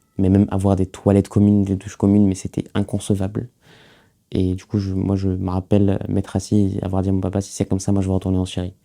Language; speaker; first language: French; early bilingual, other home language; Arabic